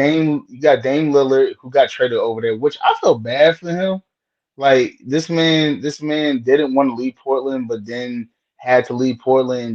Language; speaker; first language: English; native; English